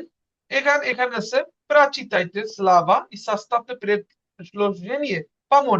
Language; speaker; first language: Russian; non-native, fluent; Bangla